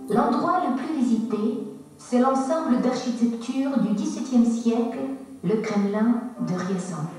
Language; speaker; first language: French; non-native, learner; Russian